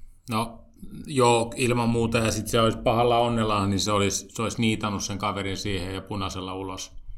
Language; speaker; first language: Finnish; native; Finnish